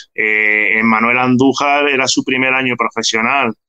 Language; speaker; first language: Spanish; native; Spanish